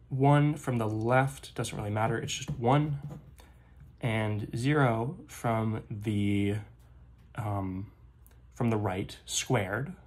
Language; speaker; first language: English; native; English